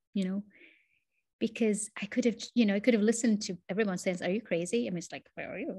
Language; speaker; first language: English; non-native, fluent; Arabic